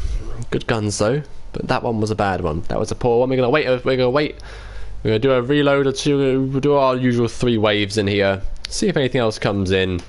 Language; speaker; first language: English; native; English